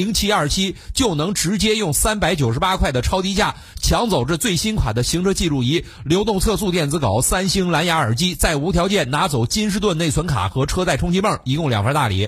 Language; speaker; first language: Chinese; native; Chinese